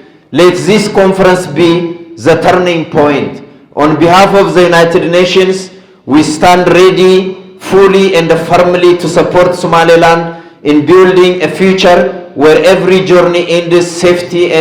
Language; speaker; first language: English; non-native, fluent; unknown